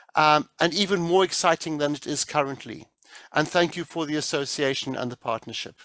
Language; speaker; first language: English; native; English